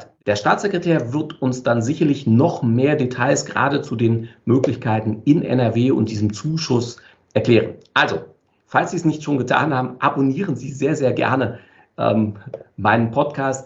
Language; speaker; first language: German; native; German